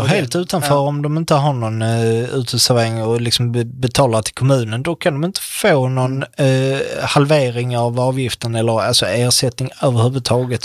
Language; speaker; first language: Swedish; native; Swedish